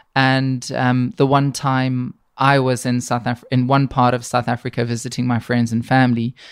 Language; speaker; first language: English; native; English